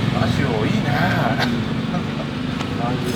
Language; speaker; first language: Japanese; native; Japanese